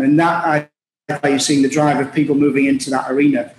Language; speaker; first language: English; native; English